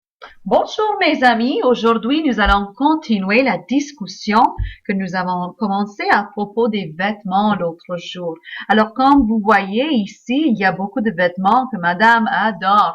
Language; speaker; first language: French; non-native, fluent; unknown